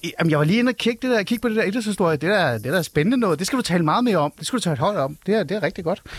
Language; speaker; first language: Danish; early bilingual, other home language; Persian